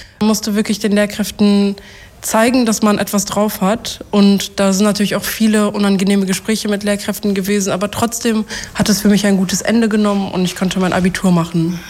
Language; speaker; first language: German; early bilingual, other home language; Kurdish